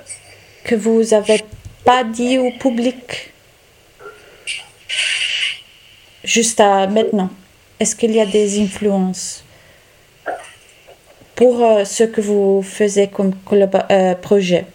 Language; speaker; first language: French; non-native, learner; Italian